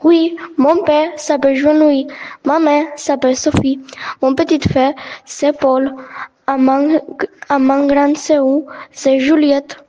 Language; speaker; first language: French; non-native, learner; Catalan